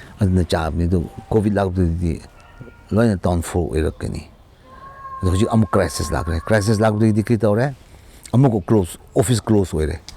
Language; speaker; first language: Manipuri; non-native, local second language; Tangkhul Naga (India)